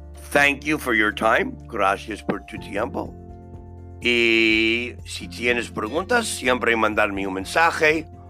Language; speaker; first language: Spanish; non-native, learner; English